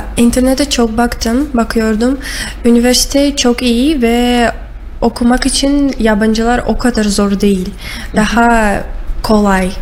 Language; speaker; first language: Turkish; non-native, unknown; Russian